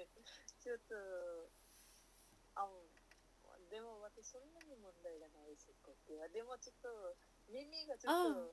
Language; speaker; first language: Japanese; non-native, learner; Nepali